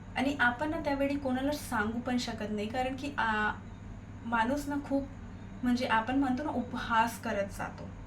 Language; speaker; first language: Marathi; non-native, local second language; Hindi